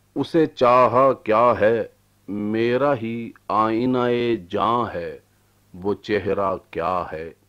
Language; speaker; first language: Urdu; non-native, local second language; Punjabi